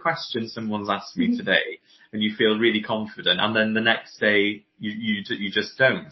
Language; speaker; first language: English; native; English